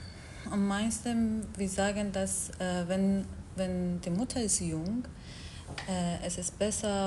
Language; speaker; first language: German; non-native, learner; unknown